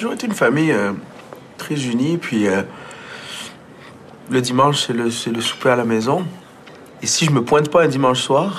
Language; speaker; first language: French; early bilingual, other home language; Arabic